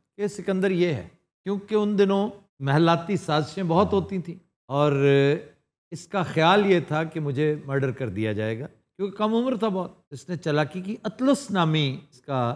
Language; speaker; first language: Urdu; non-native, local second language; Punjabi